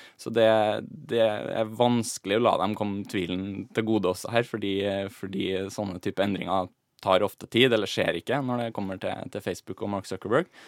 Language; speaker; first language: Norwegian; native; Norwegian